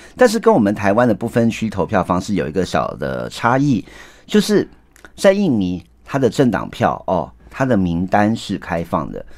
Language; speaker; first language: Chinese; native; Chinese